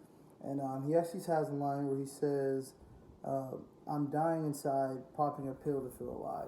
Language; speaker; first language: English; native; English